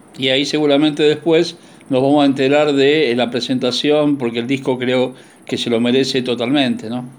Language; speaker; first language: Spanish; native; Spanish